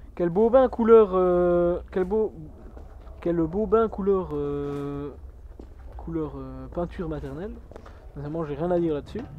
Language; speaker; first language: French; native; French